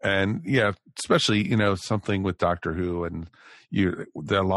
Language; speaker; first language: English; native; English